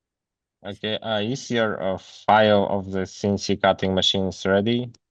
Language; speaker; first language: English; non-native, learner; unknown